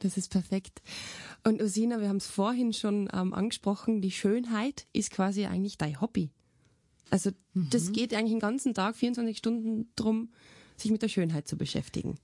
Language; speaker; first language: German; native; German